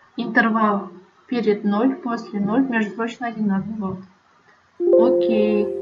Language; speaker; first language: Russian; non-native, local second language; Kazakh